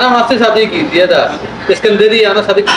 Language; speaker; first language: Arabic; non-native, learner; Bangla